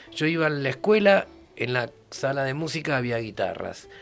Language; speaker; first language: Spanish; native; Spanish